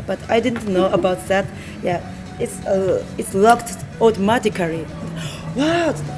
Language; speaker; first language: English; non-native, learner; Japanese